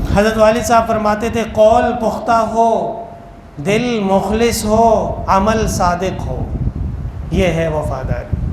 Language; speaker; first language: Urdu; non-native, local second language; Pashto